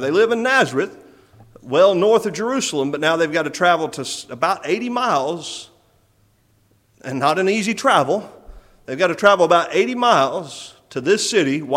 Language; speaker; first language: English; native; English